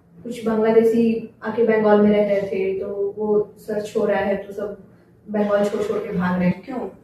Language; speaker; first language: Hindi; native; Hindi